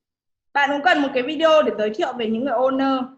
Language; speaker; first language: Vietnamese; non-native, fluent; English